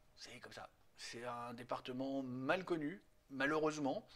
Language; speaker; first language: French; native; French